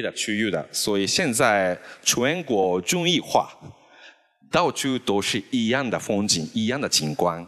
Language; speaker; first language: Chinese; non-native, fluent; Japanese